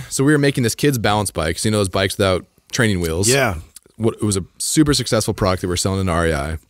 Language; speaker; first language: English; native; English